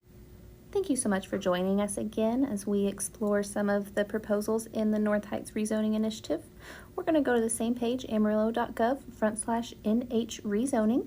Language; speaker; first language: English; native; English